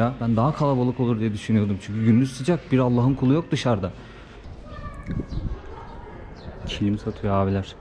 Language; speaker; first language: Turkish; native; Turkish